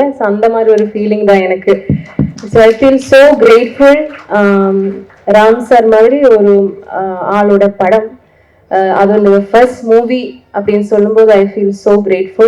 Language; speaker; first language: Tamil; non-native, learner; Malayalam